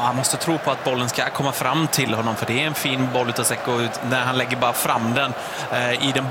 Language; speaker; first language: Swedish; native; Swedish